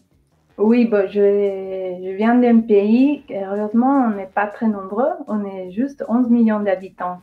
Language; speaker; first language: French; non-native, fluent; Spanish